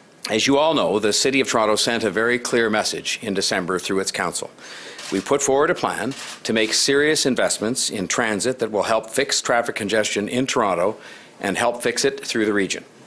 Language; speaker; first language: English; native; English